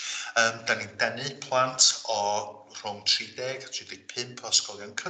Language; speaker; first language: Welsh; native; Welsh